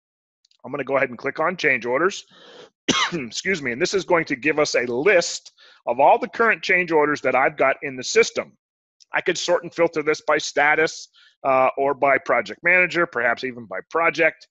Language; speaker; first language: English; native; English